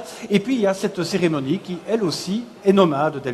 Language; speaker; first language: French; native; French